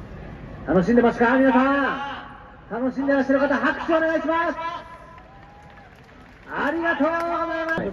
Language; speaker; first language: Japanese; native; Japanese